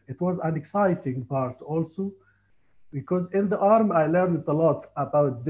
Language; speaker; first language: English; non-native, fluent; Arabic